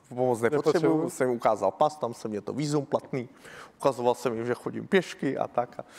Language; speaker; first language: Czech; native; Czech